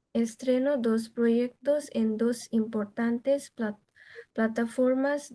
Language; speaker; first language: Spanish; non-native, learner; Bangla